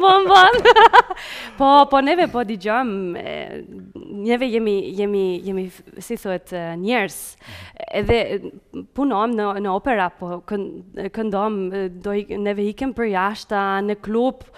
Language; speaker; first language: Albanian; early bilingual, heritage; Spanish